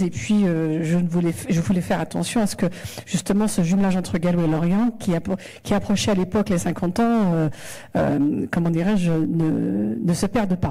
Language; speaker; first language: French; native; French